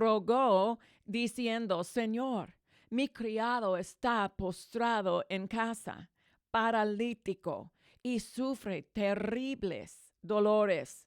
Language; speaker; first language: Spanish; non-native, fluent; English